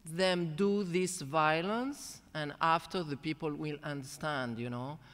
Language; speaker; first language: English; non-native, fluent; Arabic